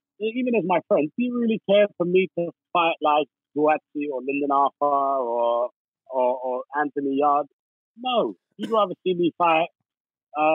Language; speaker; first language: English; native; English